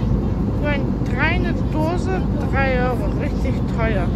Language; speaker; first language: German; early bilingual, other home language; Turkish